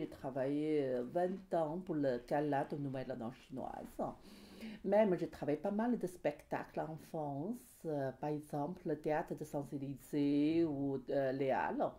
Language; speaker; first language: French; non-native, learner; Chinese